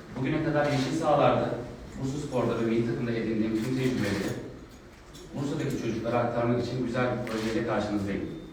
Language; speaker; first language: Turkish; native; Turkish